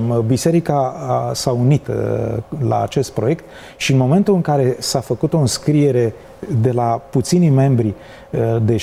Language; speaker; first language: Romanian; native; Romanian